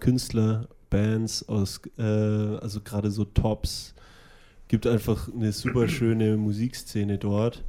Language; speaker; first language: German; native; German